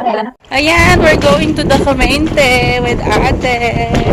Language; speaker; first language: English; non-native, local second language; Filipino